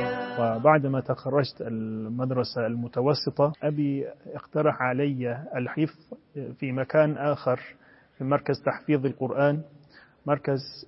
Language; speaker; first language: Arabic; non-native, fluent; Turkish